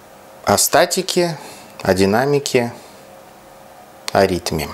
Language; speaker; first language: Russian; native; Russian